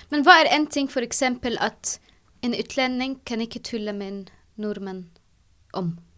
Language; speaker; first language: Norwegian; non-native, fluent; Arabic